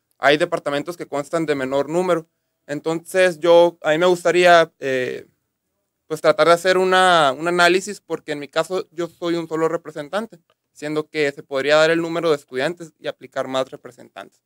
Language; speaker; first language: Spanish; native; Spanish